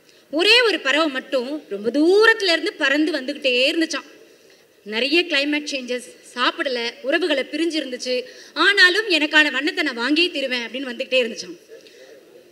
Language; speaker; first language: Tamil; native; Tamil